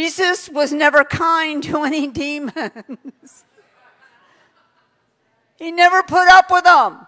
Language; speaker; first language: English; native; English